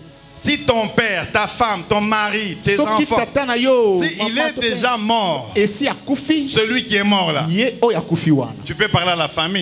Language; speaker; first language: French; non-native, local second language; Lingala